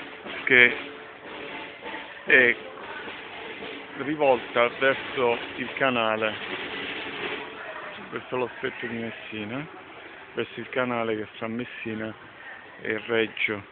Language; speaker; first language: Italian; native; Italian